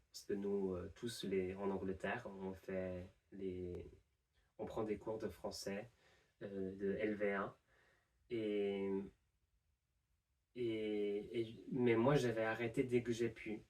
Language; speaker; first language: French; non-native, fluent; English